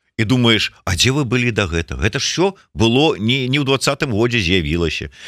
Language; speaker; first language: Belarusian; native; Belarusian